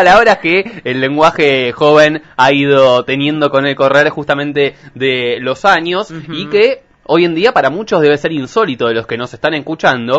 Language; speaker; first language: Spanish; native; Spanish